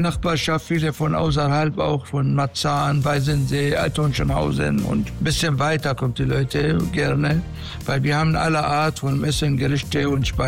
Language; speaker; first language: German; non-native, learner; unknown